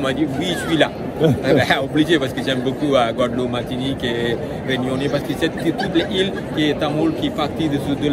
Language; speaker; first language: French; non-native, learner; Tamil